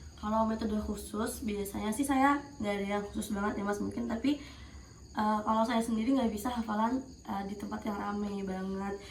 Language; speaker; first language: Indonesian; native; Indonesian